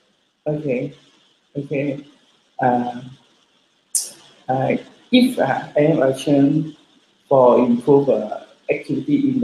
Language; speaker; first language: English; non-native, learner; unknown